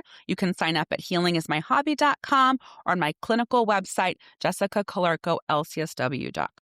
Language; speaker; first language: English; native; English